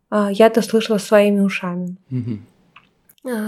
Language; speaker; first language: Russian; native; Russian